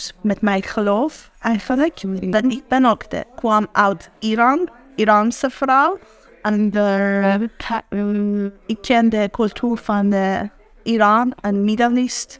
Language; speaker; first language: Dutch; non-native, learner; Persian